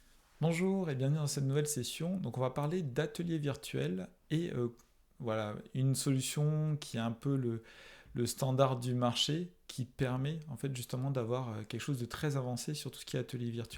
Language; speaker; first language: French; native; French